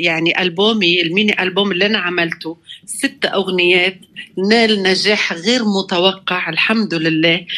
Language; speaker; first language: Arabic; native; Arabic